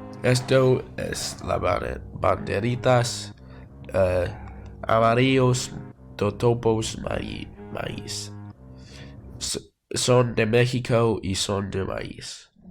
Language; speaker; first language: Spanish; non-native, learner; English